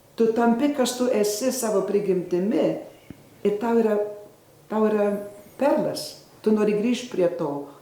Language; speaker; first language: Lithuanian; early bilingual, heritage; Lithuanian